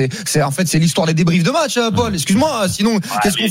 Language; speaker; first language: French; native; French